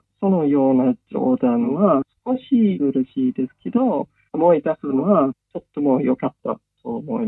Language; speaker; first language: Japanese; non-native, learner; English